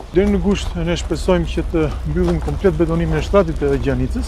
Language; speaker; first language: Albanian; native; Albanian